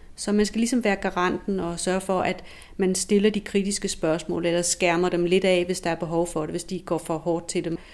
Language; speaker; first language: Danish; native; Danish